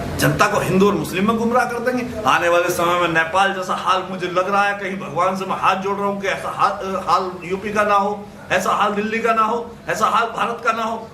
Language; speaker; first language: Hindi; native; Hindi